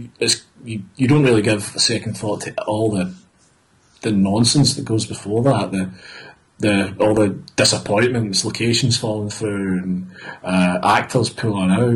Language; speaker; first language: English; native; English